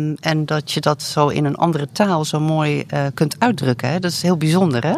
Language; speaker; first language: Dutch; native; Dutch